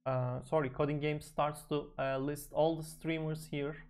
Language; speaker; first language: English; non-native, fluent; Turkish